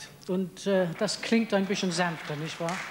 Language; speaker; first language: German; non-native, fluent; English